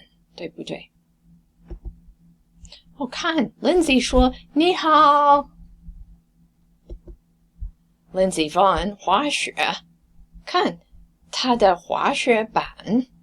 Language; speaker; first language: Chinese; non-native, fluent; English